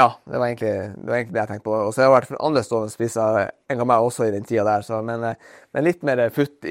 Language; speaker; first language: Norwegian; native; Norwegian